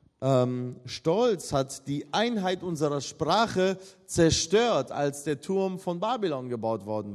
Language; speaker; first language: German; non-native, fluent; Russian